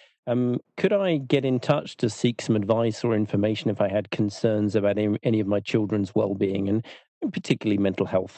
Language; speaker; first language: English; native; English